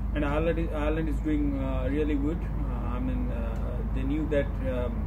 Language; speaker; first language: English; non-native, local second language; Bangla